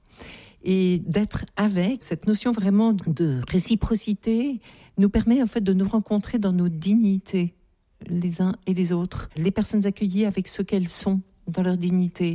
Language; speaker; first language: French; native; French